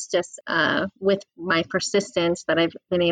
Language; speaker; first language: English; native; English